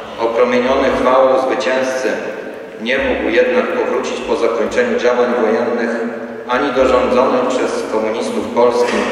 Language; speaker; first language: Polish; native; Polish